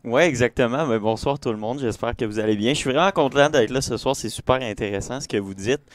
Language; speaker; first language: French; native; French